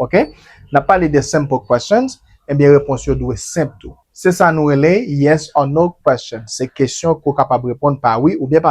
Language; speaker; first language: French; non-native, learner; Haitian Creole